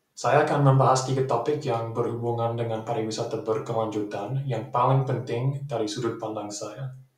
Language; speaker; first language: Indonesian; non-native, fluent; English